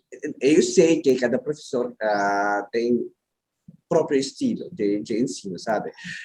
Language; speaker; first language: Portuguese; non-native, learner; Filipino